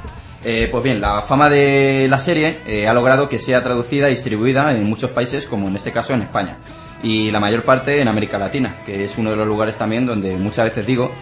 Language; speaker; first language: Spanish; native; Spanish